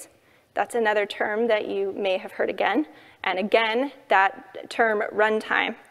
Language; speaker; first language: English; native; English